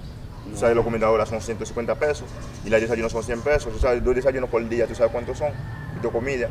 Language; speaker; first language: Spanish; native; Spanish